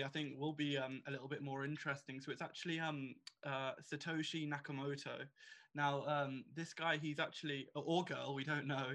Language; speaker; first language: English; native; English